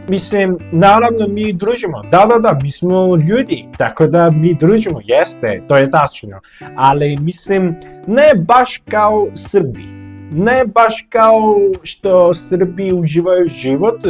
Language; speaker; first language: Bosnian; non-native, learner; Korean